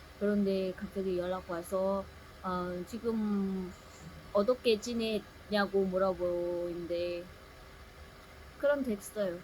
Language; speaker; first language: Korean; non-native, learner; Vietnamese